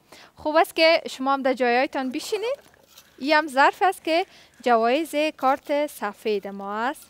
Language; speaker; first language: Persian; native; Persian